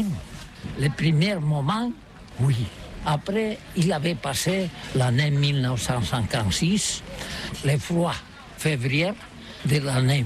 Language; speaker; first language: French; non-native, learner; Catalan